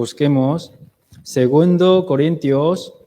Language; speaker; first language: Spanish; non-native, learner; Chinese